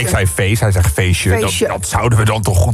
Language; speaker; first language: Dutch; native; Dutch